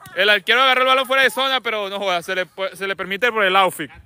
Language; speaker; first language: Spanish; native; Spanish